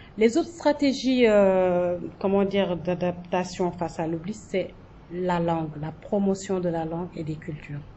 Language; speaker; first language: French; non-native, local second language; Jola-Fonyi